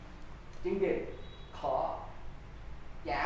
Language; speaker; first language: Vietnamese; non-native, learner; Korean